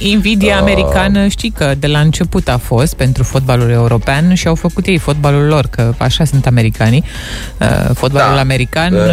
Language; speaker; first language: Romanian; native; Romanian